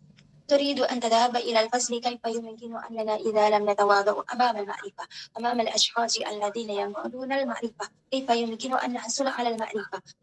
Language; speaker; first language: Arabic; non-native, learner; Indonesian